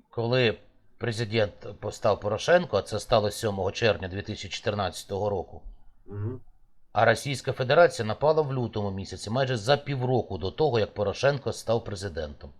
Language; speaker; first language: Ukrainian; native; Ukrainian